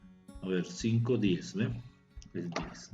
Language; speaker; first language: Spanish; native; Spanish